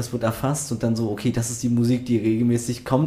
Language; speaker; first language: German; native; German